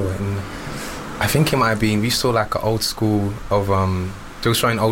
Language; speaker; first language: English; native; English